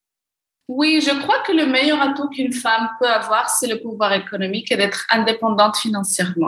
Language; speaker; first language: French; non-native, local second language; Arabic